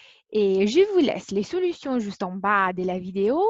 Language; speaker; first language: French; non-native, fluent; Italian